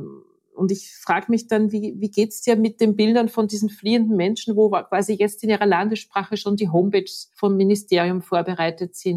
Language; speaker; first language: German; native; German